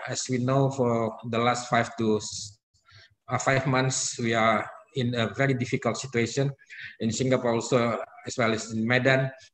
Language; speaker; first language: English; non-native, fluent; Indonesian